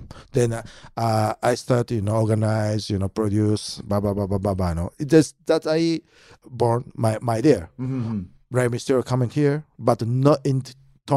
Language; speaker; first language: English; non-native, learner; Japanese